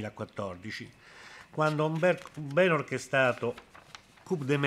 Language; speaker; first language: French; non-native, learner; Italian